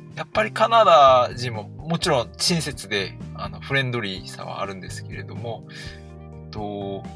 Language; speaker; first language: Japanese; non-native, fluent; Korean